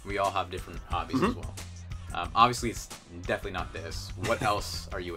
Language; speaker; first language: English; native; English